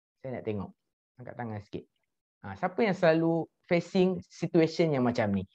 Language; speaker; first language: Malay; native; Malay